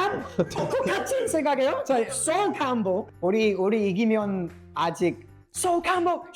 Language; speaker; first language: Korean; non-native, learner; English